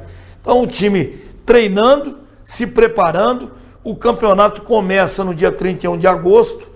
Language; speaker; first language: Portuguese; native; Portuguese